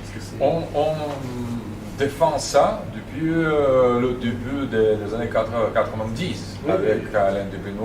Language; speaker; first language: French; non-native, fluent; Russian